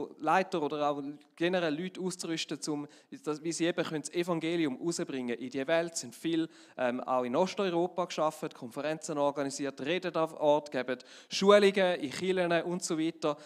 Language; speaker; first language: German; native; German